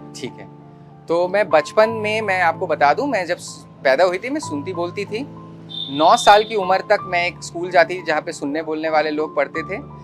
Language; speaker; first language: Hindi; native; Hindi